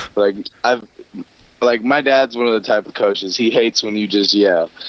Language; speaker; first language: English; native; English